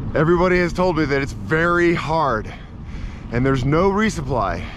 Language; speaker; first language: English; native; English